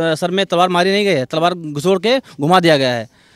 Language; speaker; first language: Hindi; native; Hindi